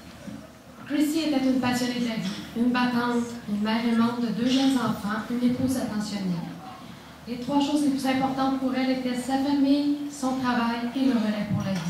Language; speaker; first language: French; native; French